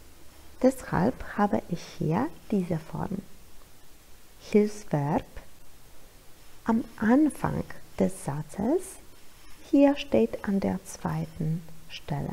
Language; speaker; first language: German; non-native, fluent; Polish